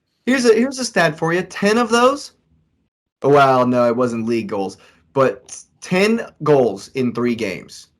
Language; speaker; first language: English; native; English